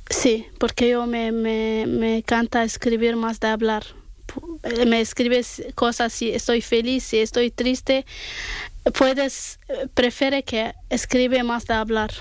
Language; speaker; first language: Spanish; non-native, learner; Arabic